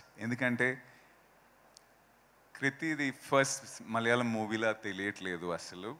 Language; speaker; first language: Telugu; non-native, fluent; Malayalam